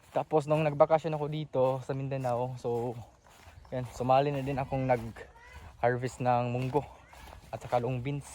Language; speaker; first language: Filipino; non-native, local second language; Cebuano